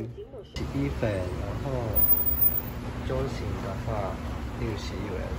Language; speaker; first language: Chinese; non-native, fluent; Japanese